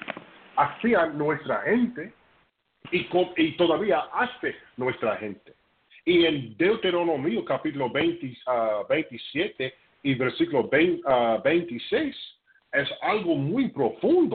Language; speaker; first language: Spanish; non-native, fluent; English